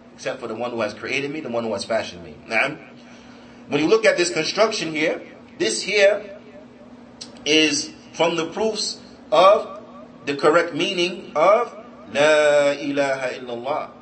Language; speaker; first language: English; native; English